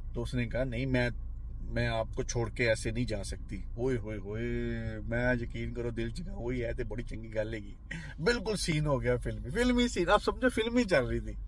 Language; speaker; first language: Urdu; non-native, local second language; Punjabi